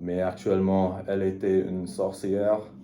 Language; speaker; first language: French; non-native, learner; English